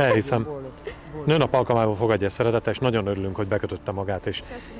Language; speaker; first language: Hungarian; native; Hungarian